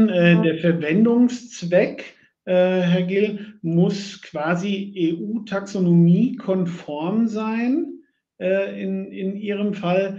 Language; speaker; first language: German; native; German